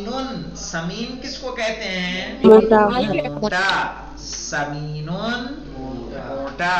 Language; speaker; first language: Urdu; native; Urdu